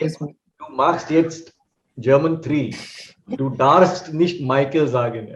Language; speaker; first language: German; non-native, fluent; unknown